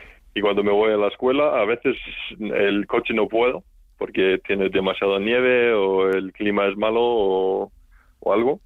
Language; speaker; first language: Spanish; non-native, learner; Icelandic